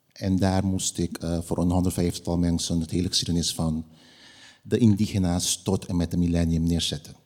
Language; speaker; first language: Dutch; non-native, local second language; Papiamento